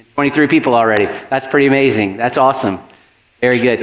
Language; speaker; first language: English; native; English